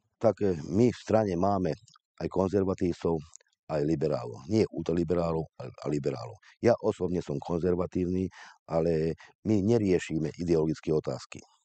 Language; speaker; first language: Slovak; non-native, local second language; Hungarian